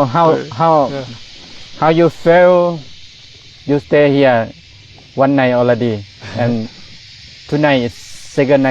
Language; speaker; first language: English; non-native, learner; Thai